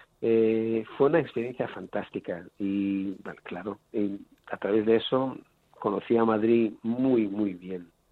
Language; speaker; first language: Spanish; non-native, fluent; Hebrew